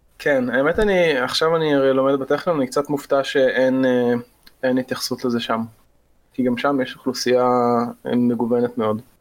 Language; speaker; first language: Hebrew; native; Hebrew